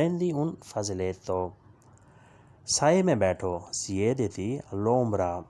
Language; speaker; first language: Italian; non-native, fluent; Urdu